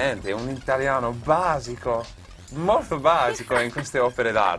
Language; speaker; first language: Italian; non-native, fluent; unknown